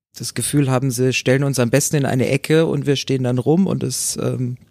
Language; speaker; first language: German; native; German